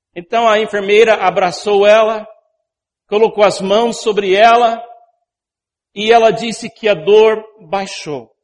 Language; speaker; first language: Portuguese; non-native, fluent; English